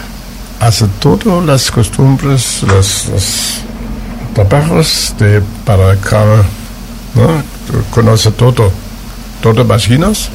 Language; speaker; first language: Spanish; non-native, learner; German